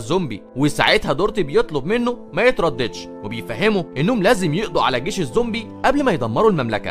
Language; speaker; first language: Arabic; native; Arabic